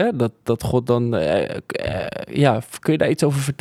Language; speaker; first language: Dutch; native; Dutch